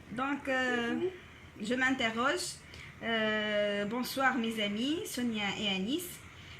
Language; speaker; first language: French; non-native, local second language; Arabic